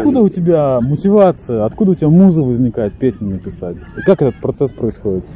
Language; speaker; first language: Russian; native; Russian